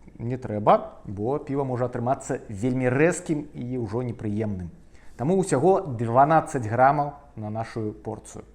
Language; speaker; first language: Belarusian; non-native, local second language; Russian